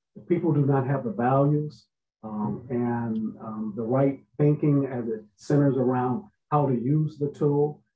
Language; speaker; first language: English; native; English